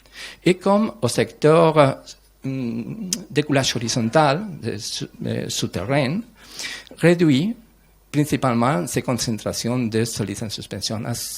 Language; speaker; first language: French; non-native, learner; Spanish